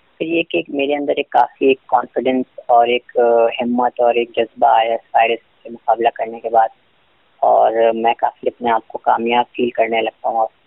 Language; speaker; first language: Urdu; native; Urdu